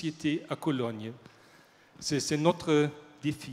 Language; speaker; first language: French; non-native, learner; German